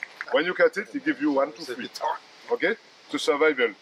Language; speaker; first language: English; non-native, learner; French